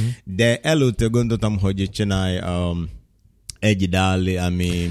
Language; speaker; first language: Hungarian; non-native, learner; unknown